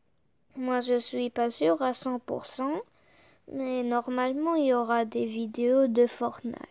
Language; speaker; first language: French; early bilingual, other home language; Polish